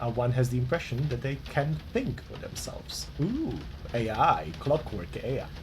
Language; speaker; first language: English; non-native, fluent; Slovak